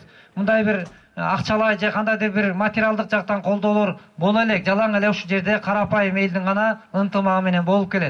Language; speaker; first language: Kyrgyz; native; Kyrgyz